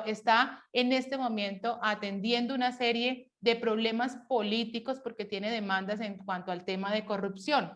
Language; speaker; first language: Spanish; native; Spanish